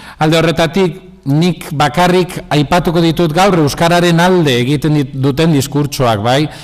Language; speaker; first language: Basque; non-native, local second language; Spanish